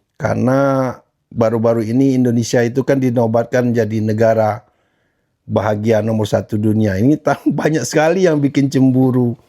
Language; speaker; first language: Indonesian; native; Indonesian